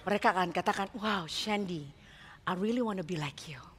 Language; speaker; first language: English; non-native, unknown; Indonesian